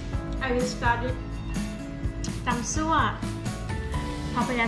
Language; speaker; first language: English; non-native, learner; Thai